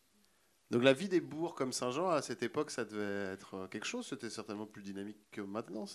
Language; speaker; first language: French; native; French